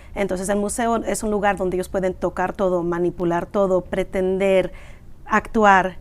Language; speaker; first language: Spanish; early bilingual, other home language; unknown